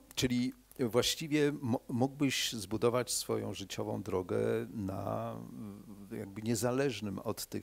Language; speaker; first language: Polish; native; Polish